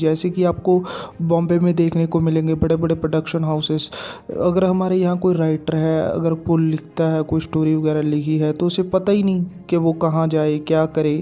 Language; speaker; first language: Hindi; non-native, local second language; Punjabi